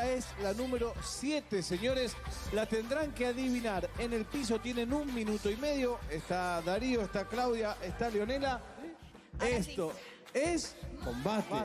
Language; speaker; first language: Spanish; native; Spanish